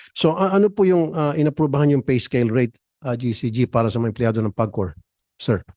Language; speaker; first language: Filipino; native; Filipino